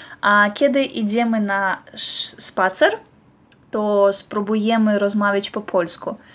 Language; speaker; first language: Polish; non-native, learner; Russian